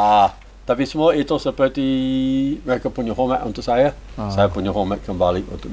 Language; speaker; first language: Indonesian; non-native, learner; English